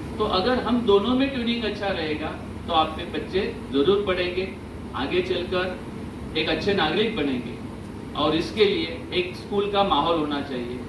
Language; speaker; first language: Hindi; non-native, local second language; Marathi